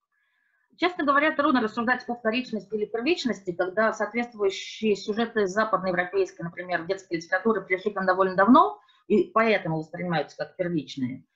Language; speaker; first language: Russian; native; Russian